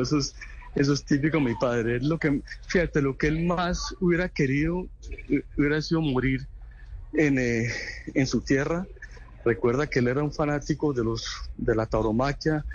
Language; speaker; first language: Spanish; native; Spanish